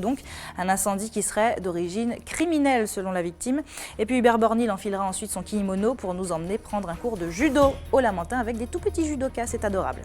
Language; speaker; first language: French; native; French